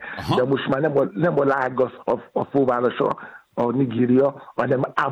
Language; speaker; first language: Hungarian; non-native, learner; Yoruba